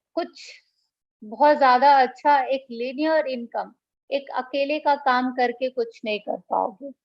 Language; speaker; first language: Hindi; non-native, local second language; Bangla